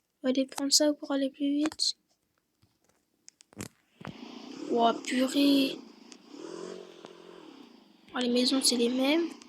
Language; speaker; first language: French; native; French